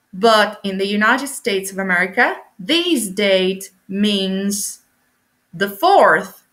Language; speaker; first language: English; non-native, fluent; Italian